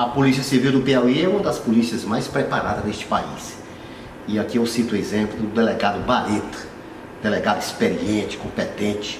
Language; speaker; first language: Portuguese; native; Portuguese